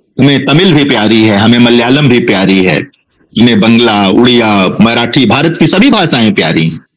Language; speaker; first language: Hindi; non-native, local second language; Bhojpuri